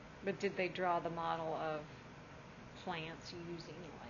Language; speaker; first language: English; native; English